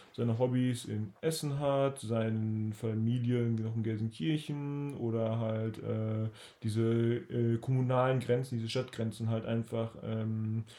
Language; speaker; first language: German; native; German